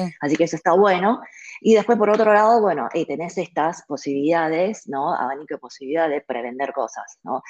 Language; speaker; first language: Spanish; early bilingual, other home language; Chinese